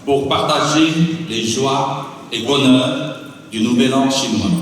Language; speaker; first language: French; non-native, fluent; Chinese